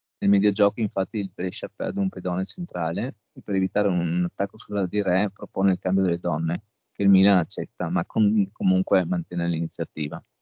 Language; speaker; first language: Italian; native; Italian